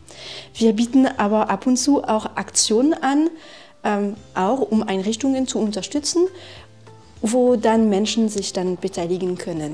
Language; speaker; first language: German; non-native, fluent; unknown